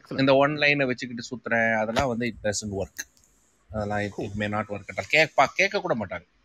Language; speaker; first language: Tamil; native; Tamil